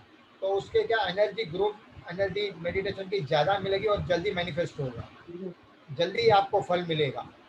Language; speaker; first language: Hindi; native; Hindi